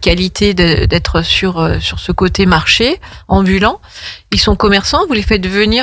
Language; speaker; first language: French; native; French